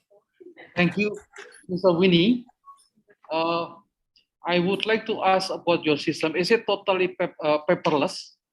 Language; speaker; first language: English; non-native, learner; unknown